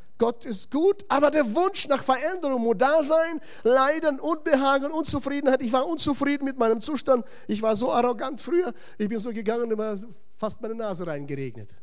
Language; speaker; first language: German; non-native, fluent; Russian